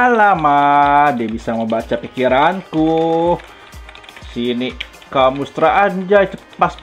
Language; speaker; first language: Indonesian; native; Indonesian